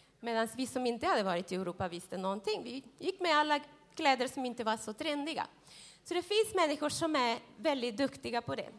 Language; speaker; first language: Swedish; non-native, fluent; Spanish